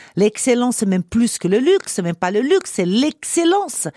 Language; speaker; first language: French; non-native, fluent; Portuguese